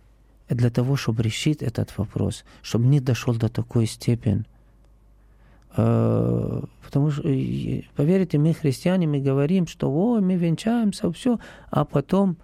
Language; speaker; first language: Russian; non-native, learner; Arabic